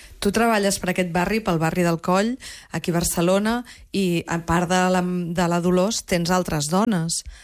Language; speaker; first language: Catalan; native; Catalan